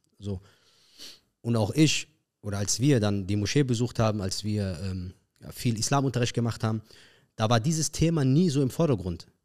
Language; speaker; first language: German; early bilingual, other home language; Arabic